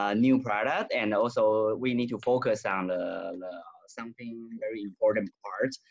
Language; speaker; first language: English; non-native, learner; Chinese